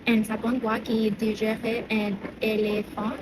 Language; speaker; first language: French; non-native, learner; Burmese